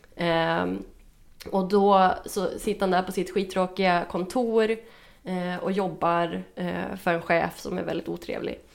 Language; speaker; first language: Swedish; native; Swedish